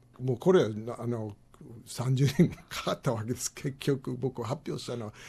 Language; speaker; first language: Japanese; non-native, fluent; English